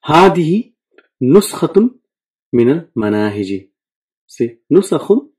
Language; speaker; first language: Arabic; non-native, fluent; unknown